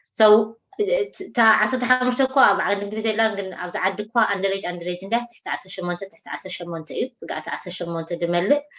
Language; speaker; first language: Tigrinya; native; Tigrinya